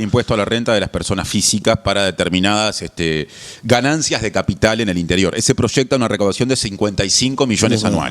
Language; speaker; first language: Spanish; native; Spanish